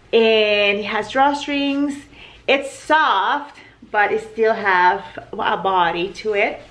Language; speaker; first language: English; non-native, fluent; Spanish